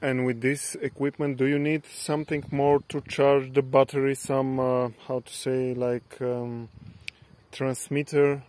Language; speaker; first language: English; non-native, learner; Bulgarian